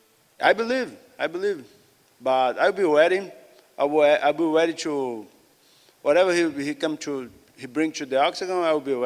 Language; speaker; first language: English; non-native, learner; Portuguese